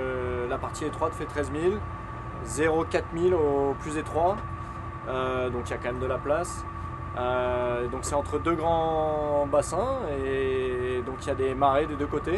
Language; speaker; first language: French; native; French